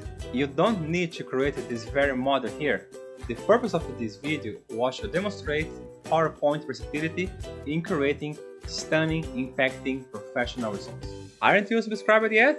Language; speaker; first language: English; non-native, fluent; Portuguese